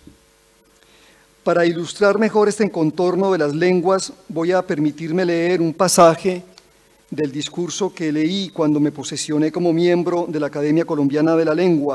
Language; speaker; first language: Spanish; native; Spanish